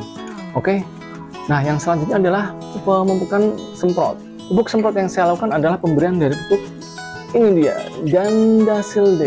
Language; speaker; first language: Indonesian; native; Indonesian